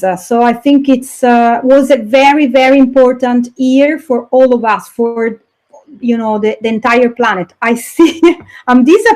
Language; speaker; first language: English; non-native, fluent; Italian